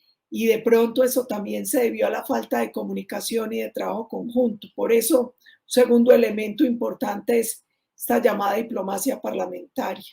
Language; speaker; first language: Spanish; native; Spanish